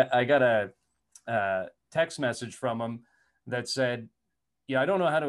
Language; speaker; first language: English; native; English